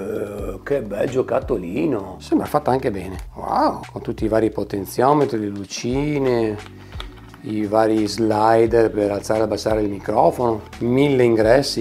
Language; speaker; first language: Italian; native; Italian